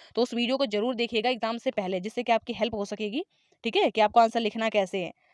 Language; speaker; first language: Hindi; native; Hindi